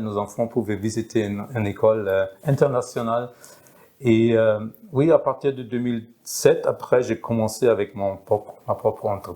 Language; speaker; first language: French; non-native, fluent; German